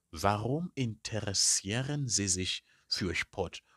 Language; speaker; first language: German; non-native, fluent; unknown